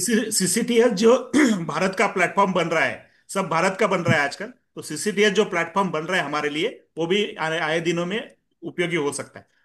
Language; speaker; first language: Hindi; non-native, local second language; Marathi